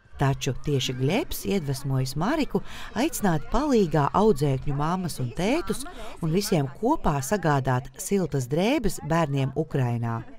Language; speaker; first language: Latvian; native; Latvian